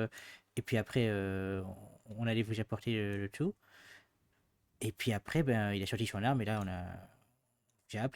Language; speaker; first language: French; native; French